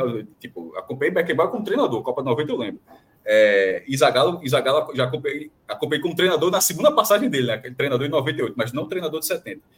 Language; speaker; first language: Portuguese; native; Portuguese